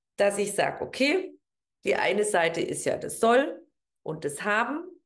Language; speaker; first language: German; native; German